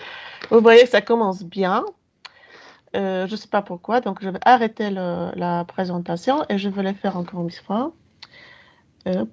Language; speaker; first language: French; non-native, fluent; Polish